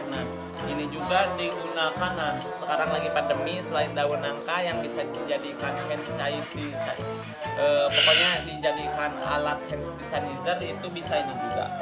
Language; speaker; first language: Indonesian; non-native, local second language; Sundanese